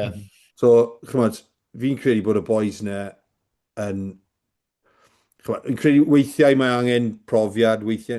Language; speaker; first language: Welsh; native; Welsh